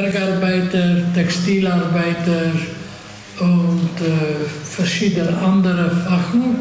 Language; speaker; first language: German; non-native, fluent; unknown